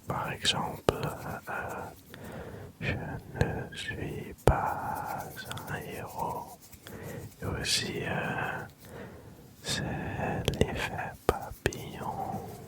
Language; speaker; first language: French; early bilingual, other home language; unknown